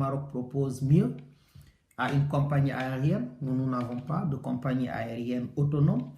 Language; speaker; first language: French; non-native, local second language; Wolof